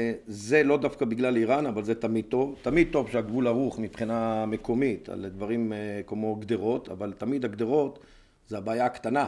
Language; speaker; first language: Hebrew; native; Hebrew